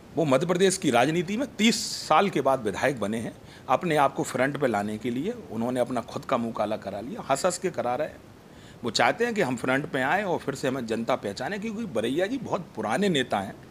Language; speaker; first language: Hindi; native; Hindi